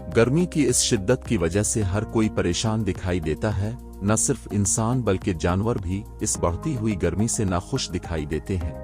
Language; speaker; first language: Urdu; native; Urdu